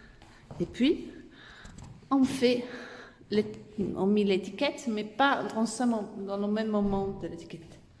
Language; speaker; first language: French; non-native, learner; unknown